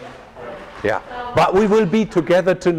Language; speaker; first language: English; non-native, fluent; German